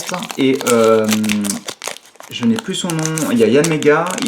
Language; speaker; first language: French; native; French